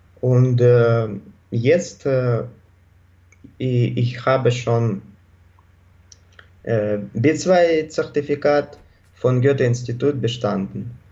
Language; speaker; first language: German; non-native, learner; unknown